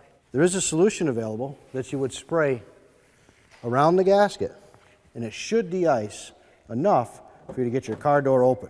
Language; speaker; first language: English; native; English